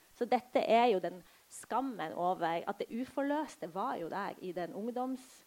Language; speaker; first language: Norwegian; early bilingual, other home language; Polish